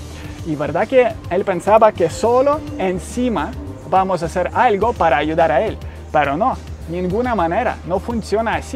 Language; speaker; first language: Spanish; non-native, learner; Ukrainian